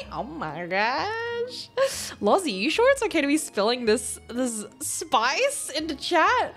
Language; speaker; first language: English; native; English